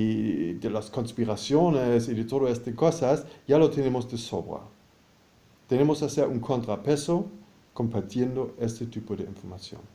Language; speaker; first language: Spanish; non-native, fluent; German